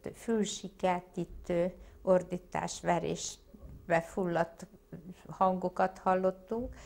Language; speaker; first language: Hungarian; native; Hungarian